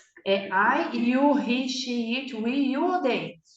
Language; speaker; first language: English; non-native, fluent; Portuguese